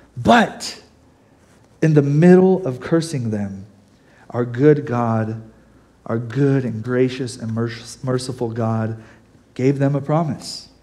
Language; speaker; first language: English; native; English